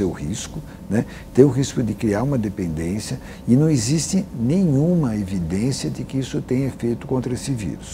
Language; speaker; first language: Portuguese; native; Portuguese